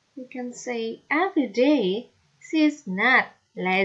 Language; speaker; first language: English; non-native, fluent; Indonesian